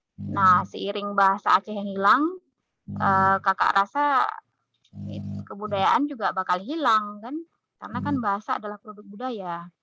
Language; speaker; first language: Indonesian; native; Indonesian